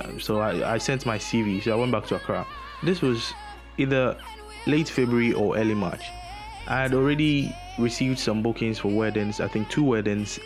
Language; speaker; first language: English; non-native, local second language; Akan